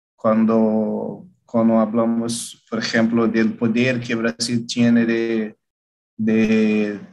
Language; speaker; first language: Spanish; non-native, learner; Portuguese